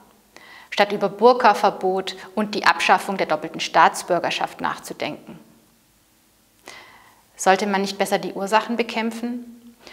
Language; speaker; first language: German; native; German